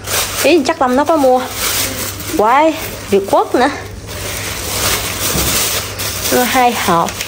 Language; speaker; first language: Vietnamese; native; Vietnamese